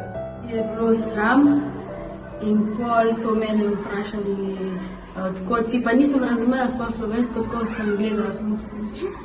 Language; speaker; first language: Slovenian; early bilingual, other home language; Lingala